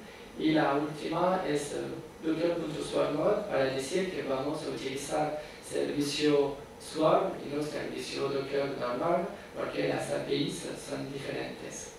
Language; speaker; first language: Spanish; non-native, fluent; French